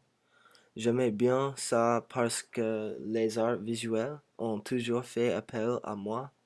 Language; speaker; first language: French; non-native, learner; English